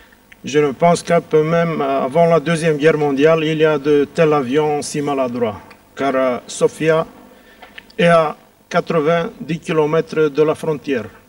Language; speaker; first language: French; non-native, fluent; Bulgarian